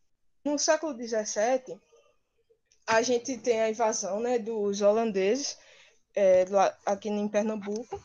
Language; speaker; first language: Portuguese; native; Portuguese